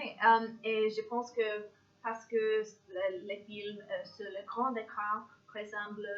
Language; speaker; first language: French; non-native, learner; English